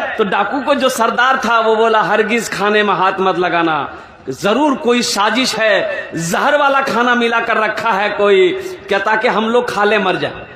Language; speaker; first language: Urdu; non-native, local second language; Pashto